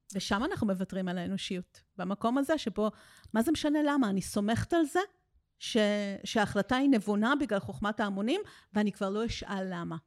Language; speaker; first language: Hebrew; native; Hebrew